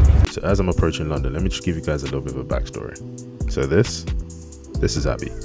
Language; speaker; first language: English; native; English